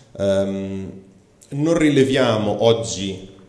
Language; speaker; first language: Italian; native; Italian